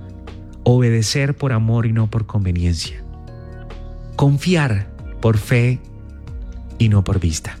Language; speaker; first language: Spanish; native; Spanish